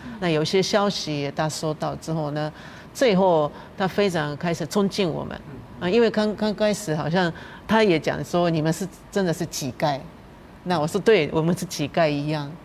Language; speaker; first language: Chinese; non-native, fluent; Japanese